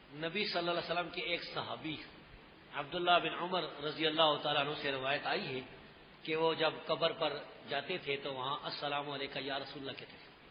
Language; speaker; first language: Urdu; non-native, local second language; Pashto